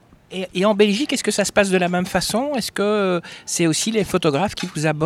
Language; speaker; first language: French; native; French